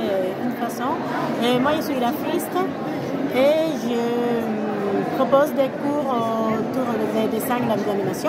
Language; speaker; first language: French; non-native, fluent; Spanish